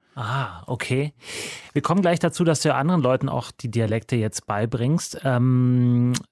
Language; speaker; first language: German; native; German